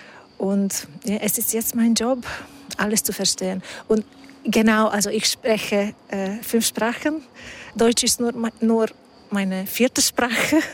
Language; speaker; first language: German; non-native, fluent; Hungarian